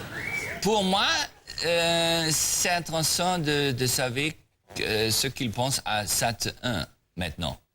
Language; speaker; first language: French; non-native, learner; German